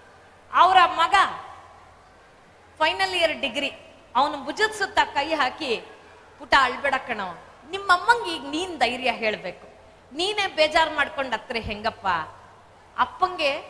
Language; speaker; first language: Kannada; native; Kannada